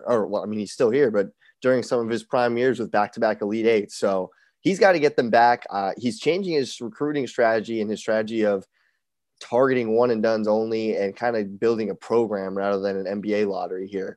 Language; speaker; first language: English; native; English